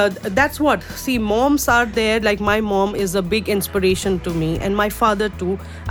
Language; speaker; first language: English; non-native, local second language; Urdu